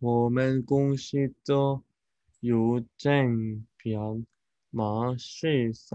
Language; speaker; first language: Chinese; non-native, learner; Korean